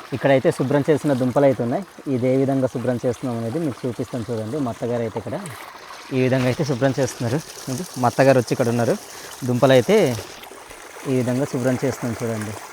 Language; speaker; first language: Telugu; non-native, local second language; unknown